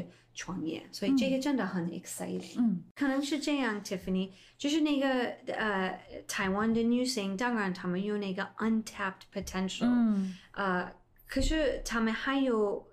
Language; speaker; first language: Chinese; non-native, fluent; English